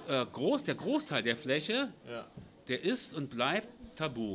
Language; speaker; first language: German; native; German